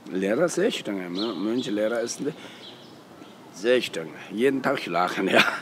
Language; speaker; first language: German; non-native, learner; Tibetan